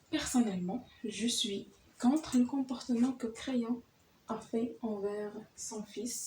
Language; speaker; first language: French; non-native, local second language; Arabic